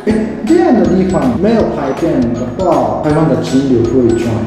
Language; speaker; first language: Chinese; non-native, fluent; Japanese